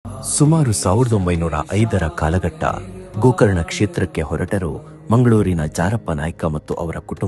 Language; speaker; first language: Kannada; native; Kannada